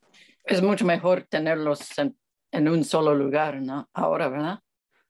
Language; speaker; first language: Spanish; non-native, fluent; English